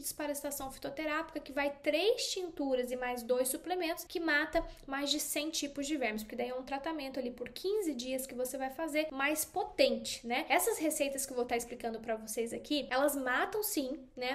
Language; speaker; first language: Portuguese; native; Portuguese